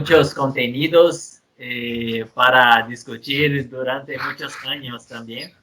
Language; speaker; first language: Spanish; non-native, fluent; Portuguese